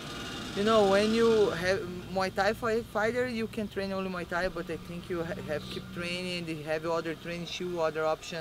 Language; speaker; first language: English; non-native, learner; Portuguese